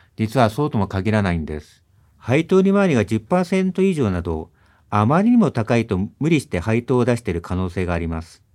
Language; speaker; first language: Japanese; native; Japanese